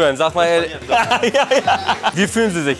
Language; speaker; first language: German; native; German